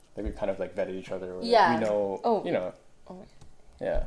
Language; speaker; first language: English; non-native, local second language; Filipino